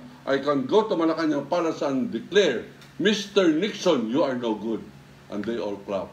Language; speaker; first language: English; non-native, local second language; Filipino